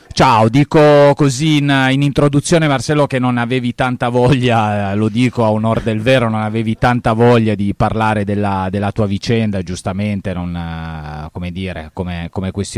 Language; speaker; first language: Italian; native; Italian